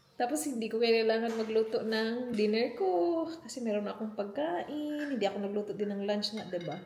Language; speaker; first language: Filipino; non-native, local second language; Cebuano